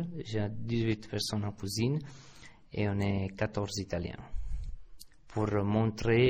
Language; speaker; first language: French; non-native, fluent; Italian